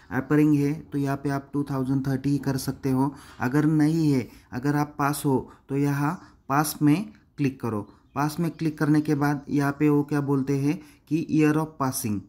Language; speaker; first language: Hindi; non-native, local second language; Marathi